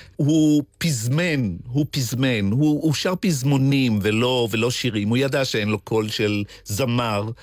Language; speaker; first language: Hebrew; native; Hebrew